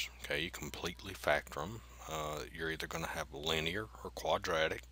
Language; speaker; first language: English; native; English